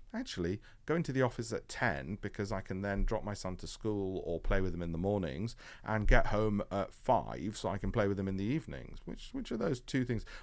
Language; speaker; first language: English; native; English